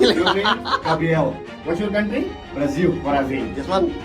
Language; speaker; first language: English; non-native, learner; Urdu